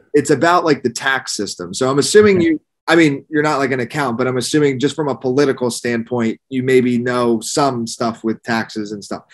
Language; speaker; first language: English; native; English